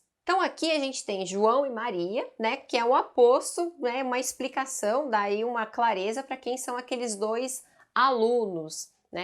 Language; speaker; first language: Portuguese; native; Portuguese